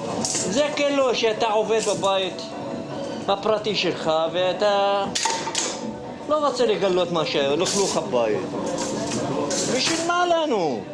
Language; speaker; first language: Hebrew; non-native, fluent; Arabic